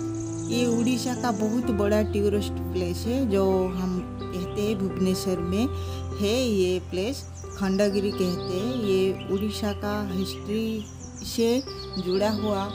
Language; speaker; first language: Hindi; non-native, local second language; Odia